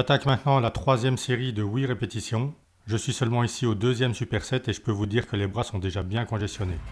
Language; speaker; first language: French; native; French